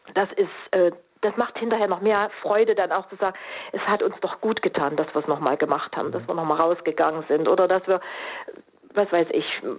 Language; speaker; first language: German; native; German